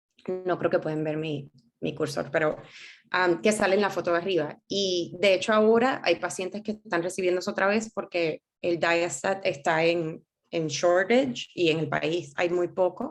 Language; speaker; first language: Spanish; native; Spanish